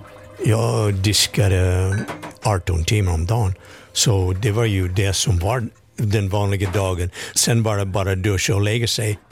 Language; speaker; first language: Swedish; non-native, fluent; English